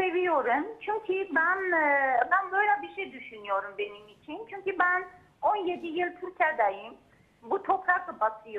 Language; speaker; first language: Turkish; non-native, learner; Armenian